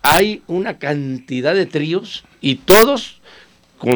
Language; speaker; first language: Spanish; native; Spanish